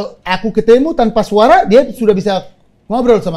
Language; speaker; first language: Indonesian; native; Indonesian